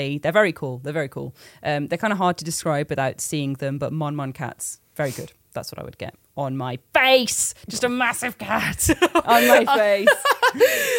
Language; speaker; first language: English; native; English